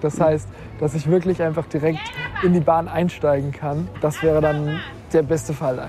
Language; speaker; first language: German; native; German